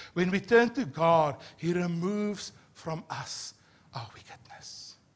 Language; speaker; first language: English; non-native, local second language; Afrikaans